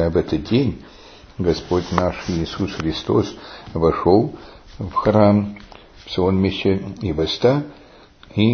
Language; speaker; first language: Russian; early bilingual, heritage; Russian